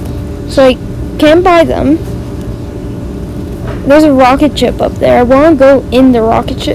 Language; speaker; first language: English; native; English